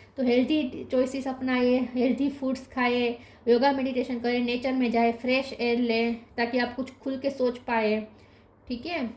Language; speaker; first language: Hindi; non-native, local second language; Gujarati